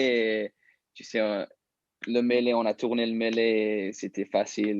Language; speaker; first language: French; early bilingual, heritage; English